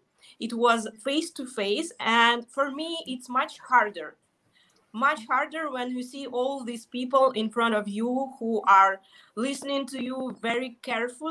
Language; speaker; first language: English; non-native, fluent; Russian